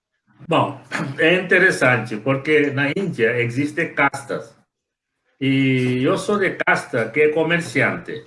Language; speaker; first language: Portuguese; non-native, fluent; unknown